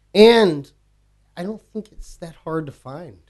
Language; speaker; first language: English; native; English